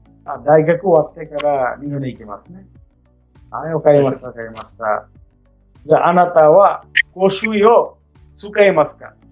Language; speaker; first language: Japanese; non-native, fluent; Bangla